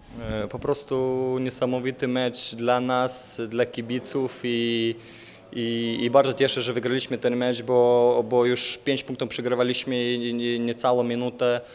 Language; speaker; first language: Polish; non-native, fluent; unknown